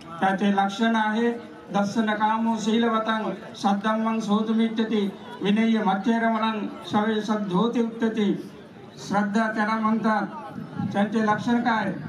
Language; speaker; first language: Marathi; non-native, fluent; Sinhala